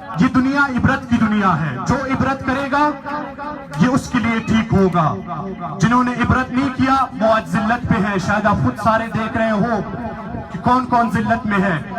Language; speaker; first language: Urdu; non-native, local second language; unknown